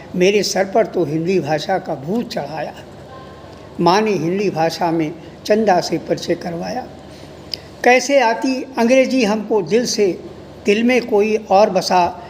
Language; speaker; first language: Hindi; native; Hindi